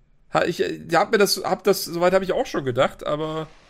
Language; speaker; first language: German; native; German